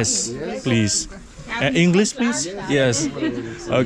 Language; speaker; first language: English; non-native, learner; Indonesian